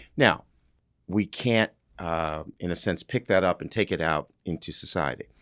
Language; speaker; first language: English; native; English